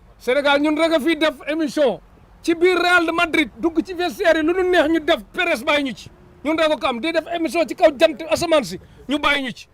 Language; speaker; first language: Wolof; native; Wolof